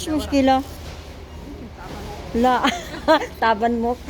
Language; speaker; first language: Arabic; non-native, learner; Filipino